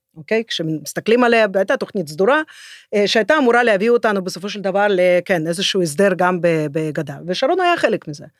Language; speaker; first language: Hebrew; non-native, fluent; Russian